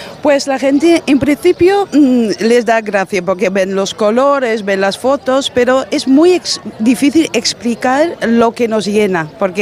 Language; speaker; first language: Spanish; non-native, fluent; Dutch